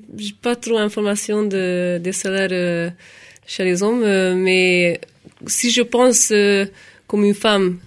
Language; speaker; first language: French; non-native, fluent; Hungarian